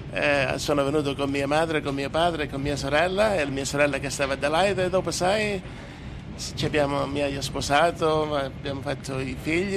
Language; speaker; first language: Italian; native; Italian